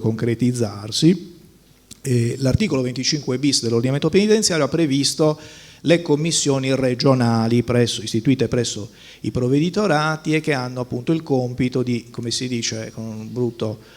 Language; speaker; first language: Italian; native; Italian